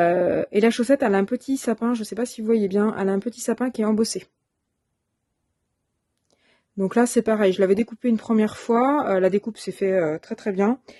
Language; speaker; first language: French; native; French